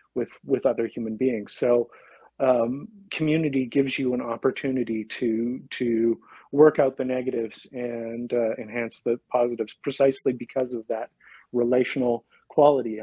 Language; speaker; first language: English; native; English